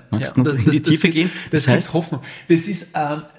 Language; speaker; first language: German; native; German